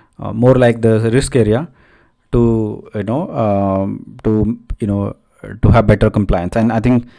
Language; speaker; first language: English; non-native, local second language; Odia